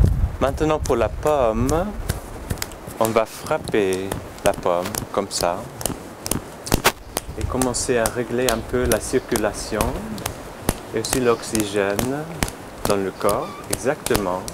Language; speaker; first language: French; non-native, learner; English